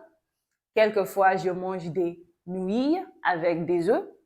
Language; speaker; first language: French; non-native, local second language; Yoruba